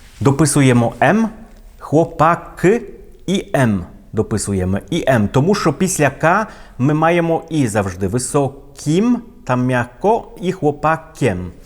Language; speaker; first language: Ukrainian; non-native, fluent; Polish